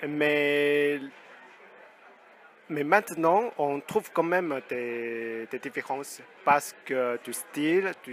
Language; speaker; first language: French; non-native, fluent; Chinese